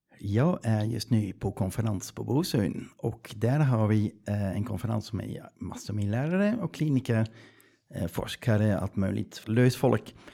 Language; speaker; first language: Swedish; non-native, fluent; Dutch